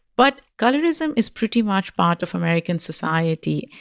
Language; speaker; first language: English; non-native, local second language; Urdu